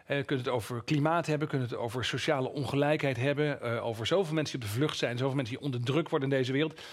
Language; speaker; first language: Dutch; native; Dutch